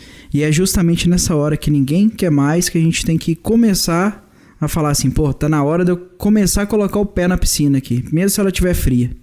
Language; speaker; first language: Portuguese; native; Portuguese